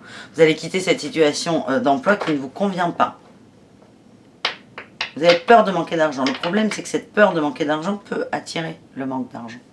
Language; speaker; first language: French; native; French